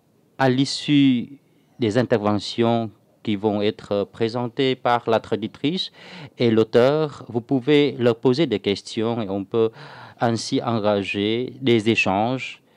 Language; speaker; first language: French; non-native, fluent; Vietnamese